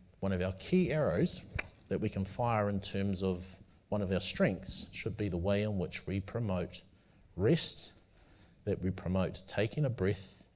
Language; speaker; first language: English; native; English